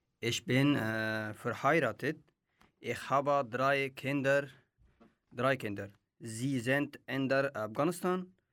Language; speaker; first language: German; non-native, learner; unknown